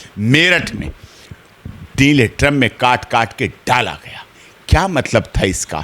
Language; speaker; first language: Hindi; native; Hindi